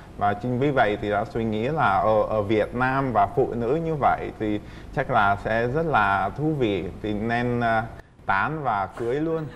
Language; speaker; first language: Vietnamese; non-native, fluent; Czech